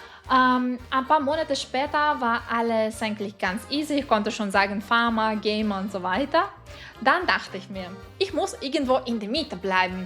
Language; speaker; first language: German; non-native, fluent; Russian